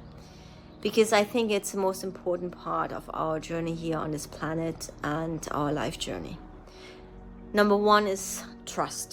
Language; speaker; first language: English; non-native, fluent; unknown